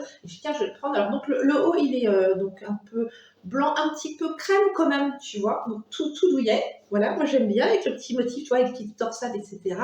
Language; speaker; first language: French; native; French